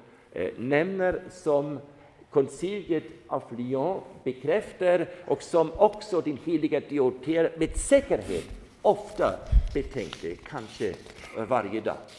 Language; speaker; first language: Swedish; non-native, fluent; German